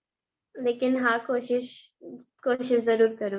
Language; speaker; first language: Hindi; early bilingual, heritage; Hindi